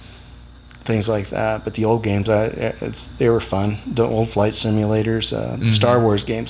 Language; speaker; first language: English; native; English